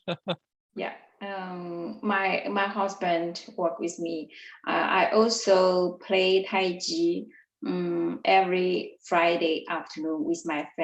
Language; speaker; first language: English; non-native, learner; Chinese